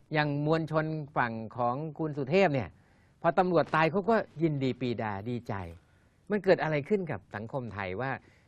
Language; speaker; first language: Thai; native; Thai